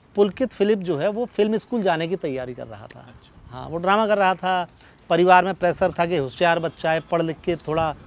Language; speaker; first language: Hindi; native; Hindi